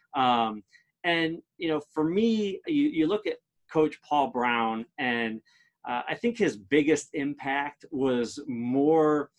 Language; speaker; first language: English; native; English